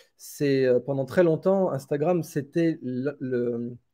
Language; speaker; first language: French; native; French